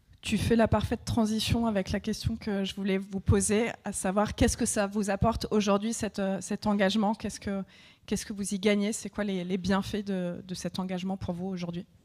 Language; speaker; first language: French; native; French